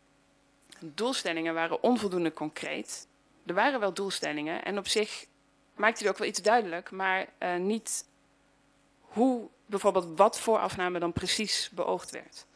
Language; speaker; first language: Dutch; native; Dutch